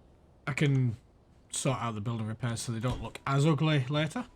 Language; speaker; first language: English; native; English